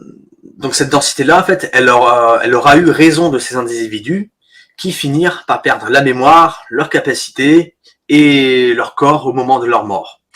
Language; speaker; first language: French; native; French